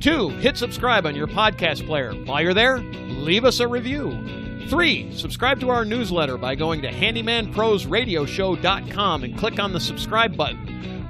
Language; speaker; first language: English; native; English